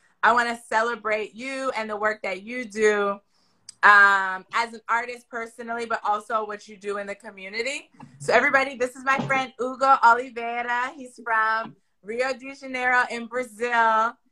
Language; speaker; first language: English; native; English